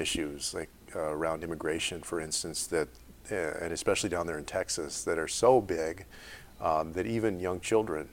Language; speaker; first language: English; native; English